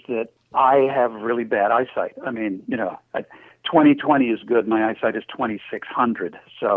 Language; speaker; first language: English; native; English